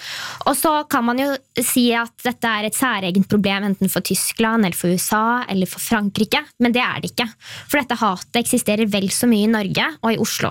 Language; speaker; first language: Norwegian; native; Norwegian